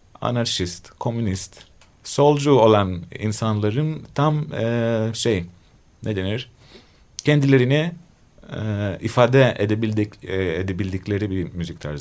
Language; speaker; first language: Turkish; non-native, fluent; Greek